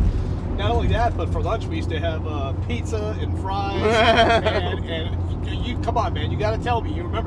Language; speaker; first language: English; native; English